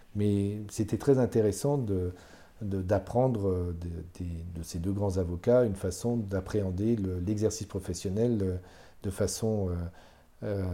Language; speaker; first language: French; native; French